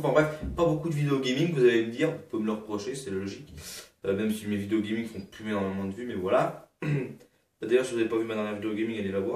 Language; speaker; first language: French; native; French